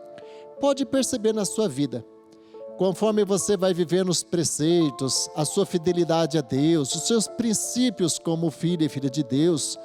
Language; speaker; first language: Portuguese; native; Portuguese